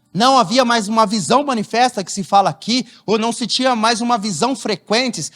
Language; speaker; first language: Portuguese; native; Portuguese